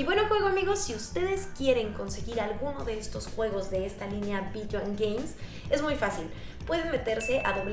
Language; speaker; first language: Spanish; native; Spanish